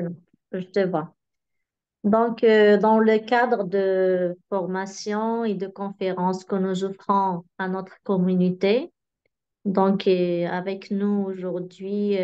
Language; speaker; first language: French; non-native, local second language; Arabic